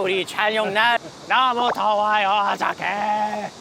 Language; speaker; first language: Korean; non-native, learner; French